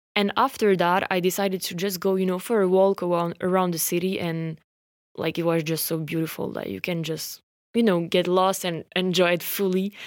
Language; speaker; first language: English; non-native, fluent; French